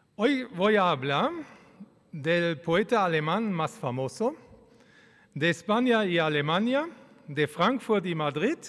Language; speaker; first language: Spanish; early bilingual, other home language; German